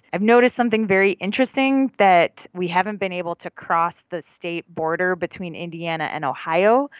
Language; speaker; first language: English; native; English